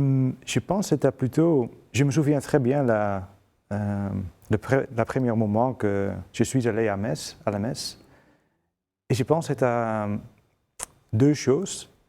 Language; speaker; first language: French; non-native, fluent; Dutch